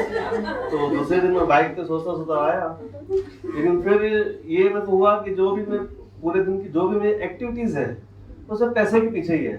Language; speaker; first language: Hindi; non-native, local second language; Gujarati